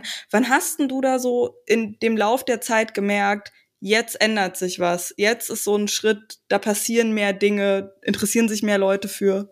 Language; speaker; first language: German; native; German